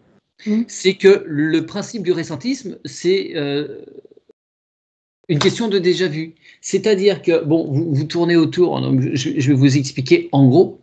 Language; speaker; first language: French; native; French